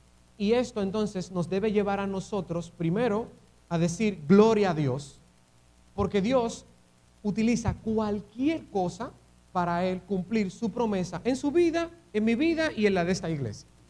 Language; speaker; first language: Spanish; native; Spanish